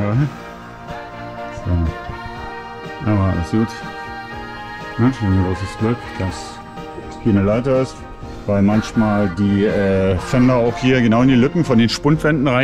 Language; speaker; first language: German; native; German